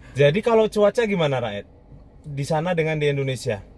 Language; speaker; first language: Indonesian; native; Indonesian